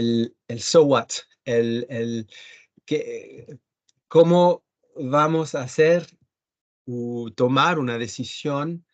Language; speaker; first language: Spanish; early bilingual, heritage; Spanish